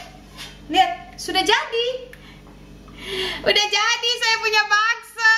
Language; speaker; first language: Indonesian; non-native, local second language; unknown